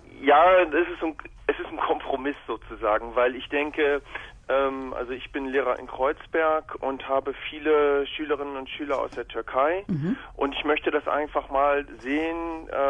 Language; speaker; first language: German; native; German